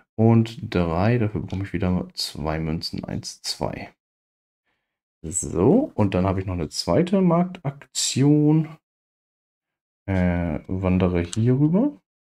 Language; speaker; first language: German; native; German